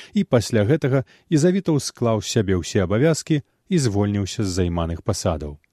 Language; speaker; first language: Belarusian; native; Belarusian